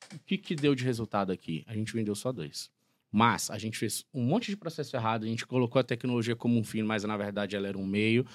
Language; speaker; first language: Portuguese; native; Portuguese